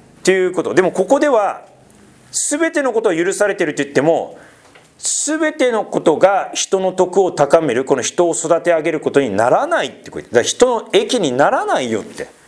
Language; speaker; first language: Japanese; native; Japanese